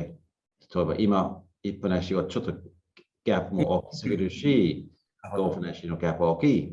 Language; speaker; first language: Japanese; non-native, learner; English